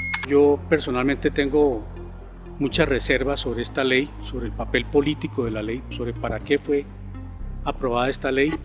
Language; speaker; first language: Spanish; native; Spanish